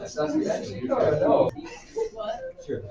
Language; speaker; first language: Spanish; non-native, fluent; English